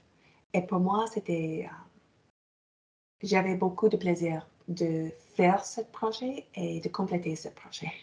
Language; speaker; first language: French; non-native, fluent; English